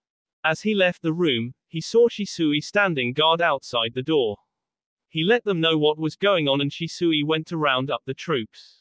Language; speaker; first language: English; native; English